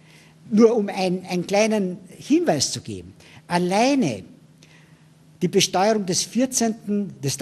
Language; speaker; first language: German; native; German